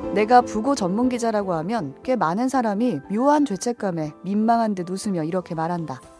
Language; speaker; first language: Korean; native; Korean